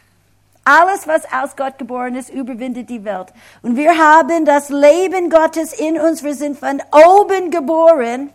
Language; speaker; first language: German; non-native, fluent; English